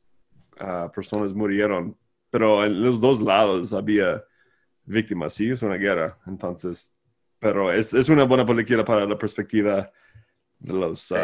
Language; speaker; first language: Spanish; non-native, fluent; English